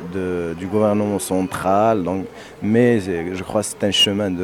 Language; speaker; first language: French; non-native, local second language; Berber languages